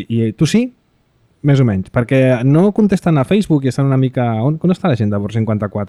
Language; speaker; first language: Catalan; native; Catalan